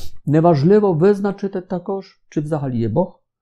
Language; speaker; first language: Ukrainian; non-native, fluent; Polish